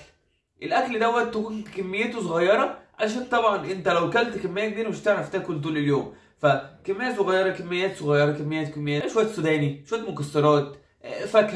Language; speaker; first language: Arabic; native; Arabic